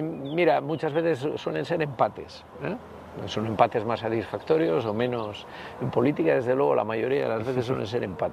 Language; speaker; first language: Spanish; native; Spanish